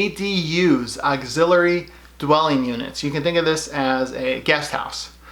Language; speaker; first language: English; native; English